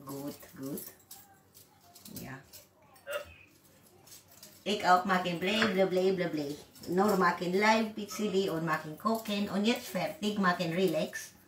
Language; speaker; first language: German; non-native, learner; Waray